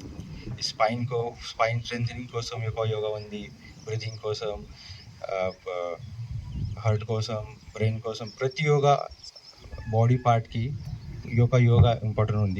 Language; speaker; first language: Telugu; non-native, learner; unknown